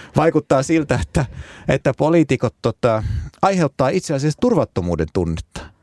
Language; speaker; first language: Finnish; early bilingual, other home language; Arabic